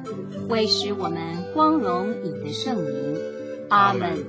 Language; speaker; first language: Chinese; native; Chinese